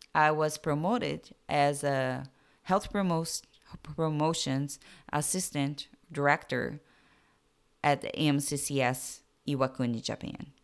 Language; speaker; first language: English; non-native, fluent; Portuguese